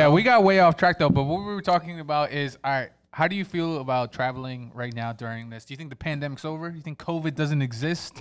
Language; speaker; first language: English; early bilingual, other home language; Spanish